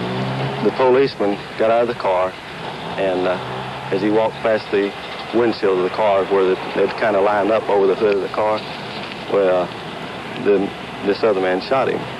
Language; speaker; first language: English; native; English